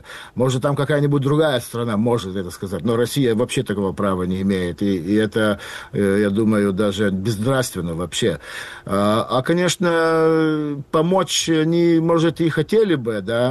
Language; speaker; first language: Russian; non-native, fluent; Lithuanian